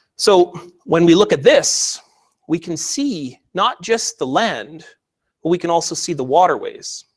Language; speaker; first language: English; native; English